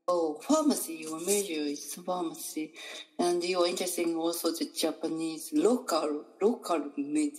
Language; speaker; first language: English; non-native, learner; Japanese